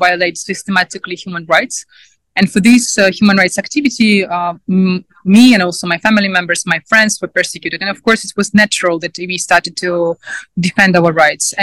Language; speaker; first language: English; non-native, fluent; Ukrainian